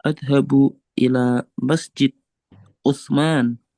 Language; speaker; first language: Arabic; non-native, learner; Indonesian